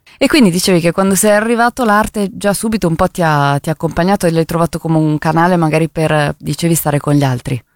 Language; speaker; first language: Italian; native; Italian